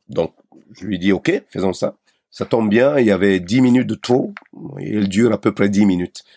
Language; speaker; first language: French; non-native, local second language; Basaa